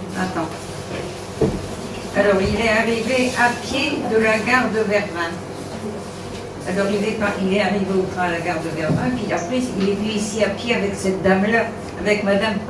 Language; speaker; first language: French; native; French